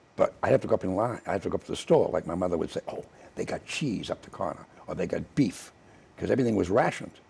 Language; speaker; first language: English; native; English